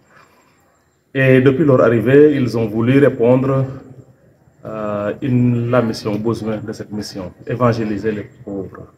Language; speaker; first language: French; non-native, local second language; Serer